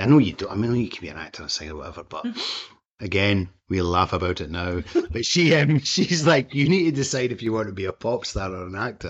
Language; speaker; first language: English; native; English